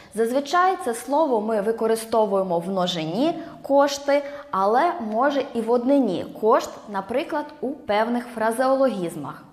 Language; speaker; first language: Ukrainian; native; Ukrainian